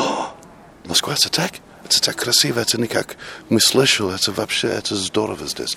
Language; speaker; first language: Russian; non-native, learner; English